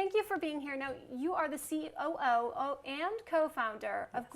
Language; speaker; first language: English; native; English